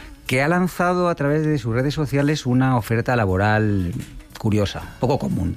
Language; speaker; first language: Spanish; native; Spanish